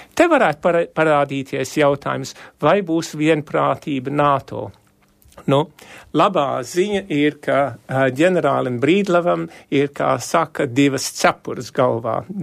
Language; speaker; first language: Latvian; early bilingual, heritage; Latvian